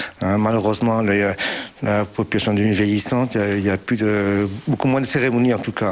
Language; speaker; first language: French; early bilingual, other home language; Vietnamese